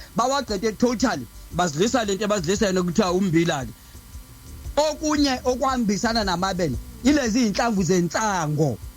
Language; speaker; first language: Zulu; non-native, local second language; Xhosa